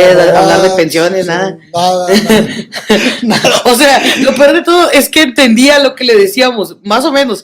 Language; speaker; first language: Spanish; native; Spanish